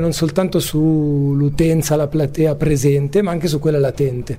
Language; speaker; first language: Italian; native; Italian